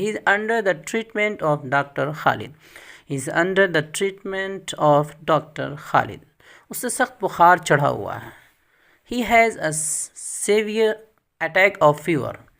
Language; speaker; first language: Urdu; native; Urdu